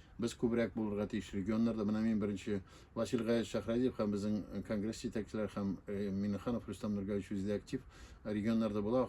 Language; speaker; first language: Tatar; native; Tatar